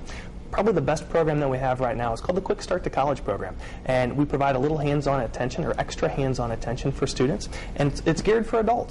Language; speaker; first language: English; native; English